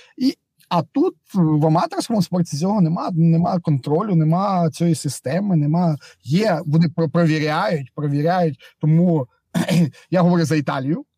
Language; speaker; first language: Ukrainian; native; Ukrainian